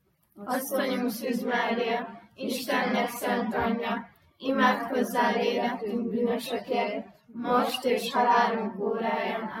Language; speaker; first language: Hungarian; native; Hungarian